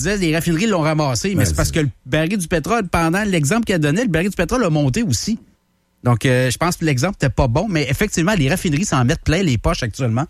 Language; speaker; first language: French; native; French